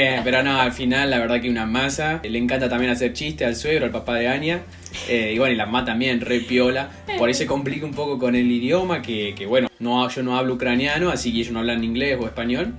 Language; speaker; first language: Spanish; native; Spanish